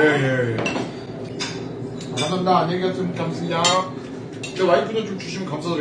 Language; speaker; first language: Korean; native; Korean